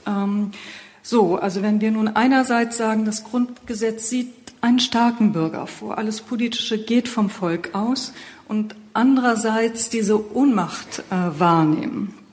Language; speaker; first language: German; native; German